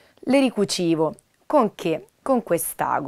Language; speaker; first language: Italian; native; Italian